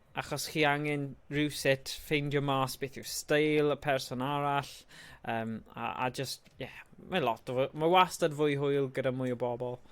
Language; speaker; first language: Welsh; native; Welsh